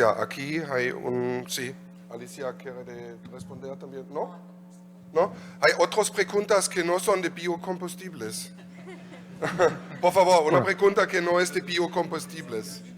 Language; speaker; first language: Spanish; non-native, learner; German